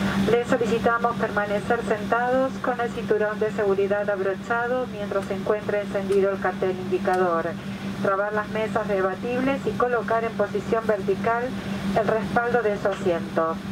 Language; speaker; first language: Spanish; native; Spanish